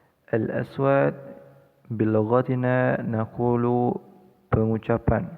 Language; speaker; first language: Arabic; non-native, fluent; Indonesian